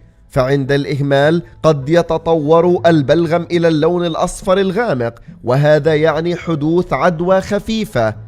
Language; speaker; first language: Arabic; native; Arabic